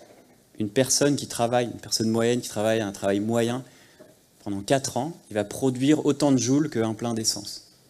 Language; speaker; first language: French; native; French